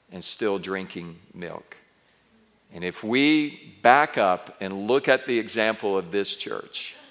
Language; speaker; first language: English; native; English